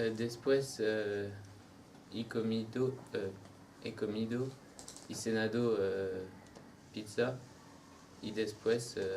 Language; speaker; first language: Spanish; non-native, learner; French